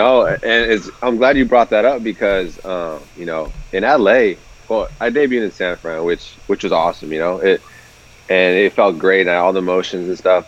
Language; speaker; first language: English; native; English